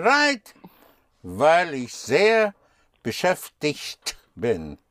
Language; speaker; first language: German; non-native, learner; English